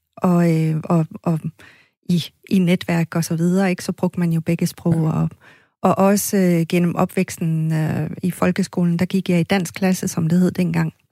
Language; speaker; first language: Danish; native; Danish